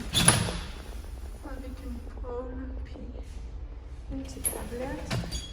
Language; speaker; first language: French; native; French